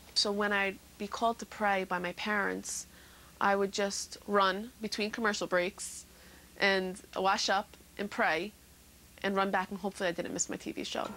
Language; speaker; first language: English; native; English